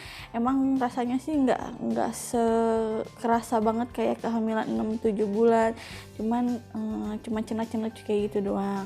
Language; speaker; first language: Indonesian; native; Indonesian